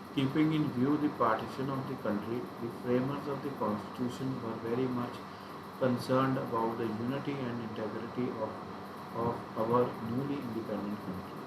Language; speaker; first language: English; non-native, local second language; Punjabi